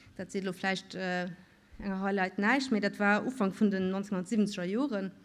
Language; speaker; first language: Luxembourgish; native; Luxembourgish